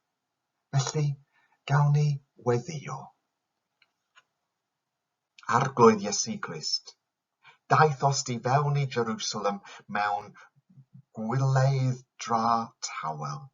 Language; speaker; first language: Welsh; non-native, fluent; English